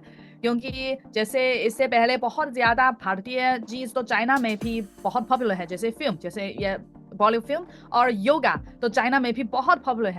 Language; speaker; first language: Hindi; non-native, fluent; Chinese